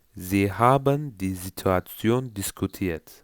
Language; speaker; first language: German; non-native, fluent; Turkish